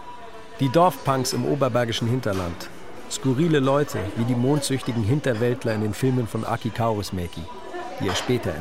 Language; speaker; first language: German; native; German